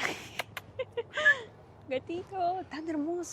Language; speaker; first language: Spanish; non-native, fluent; Russian